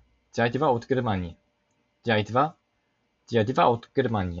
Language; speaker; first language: Bulgarian; non-native, learner; English